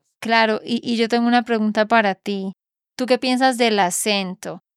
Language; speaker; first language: Spanish; native; Spanish